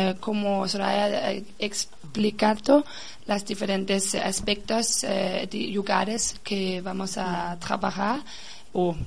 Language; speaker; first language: Spanish; non-native, learner; Danish